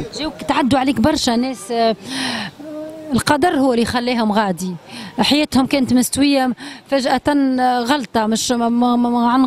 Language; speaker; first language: Arabic; native; Arabic